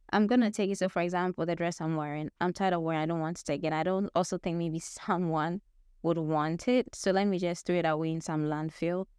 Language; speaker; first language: English; non-native, local second language; Akan